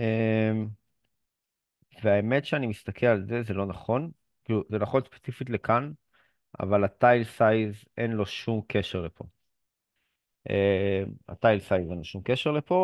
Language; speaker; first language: Hebrew; native; Hebrew